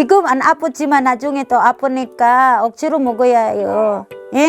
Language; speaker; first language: Korean; non-native, learner; Filipino